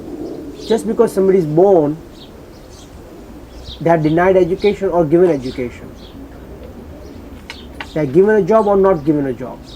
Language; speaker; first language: English; early bilingual, heritage; Gujarati